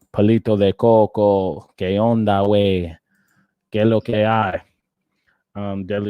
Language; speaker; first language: Spanish; non-native, learner; English